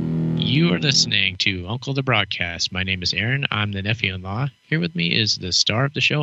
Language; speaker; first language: English; native; English